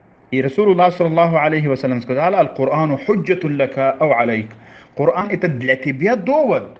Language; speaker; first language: Russian; non-native, fluent; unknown